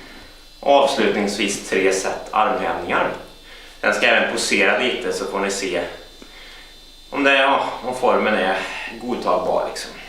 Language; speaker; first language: Swedish; native; Swedish